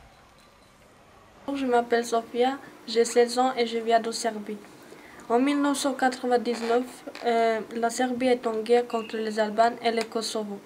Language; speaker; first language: French; non-native, learner; Serbian